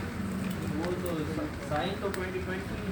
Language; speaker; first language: Urdu; native; Urdu